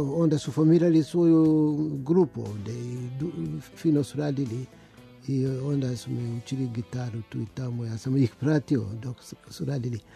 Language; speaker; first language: Serbian; early bilingual, other home language; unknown